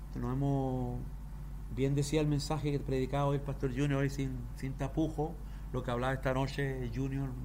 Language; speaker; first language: Spanish; native; Spanish